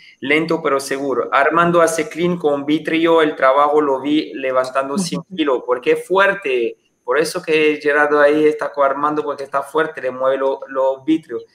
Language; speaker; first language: Spanish; non-native, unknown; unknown